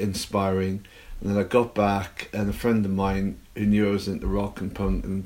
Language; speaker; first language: English; native; English